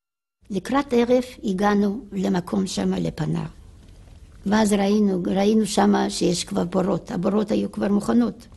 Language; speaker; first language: Hebrew; non-native, fluent; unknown